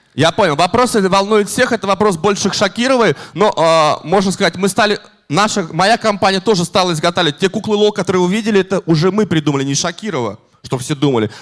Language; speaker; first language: Russian; native; Russian